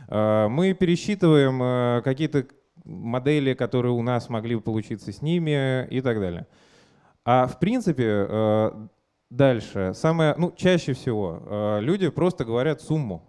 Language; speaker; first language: Russian; native; Russian